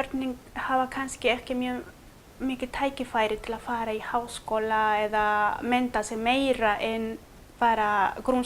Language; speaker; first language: Icelandic; non-native, fluent; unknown